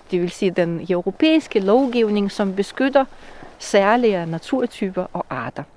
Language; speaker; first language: Danish; non-native, fluent; Russian